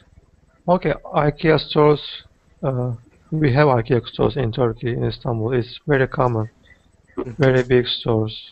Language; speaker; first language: English; non-native, learner; Turkish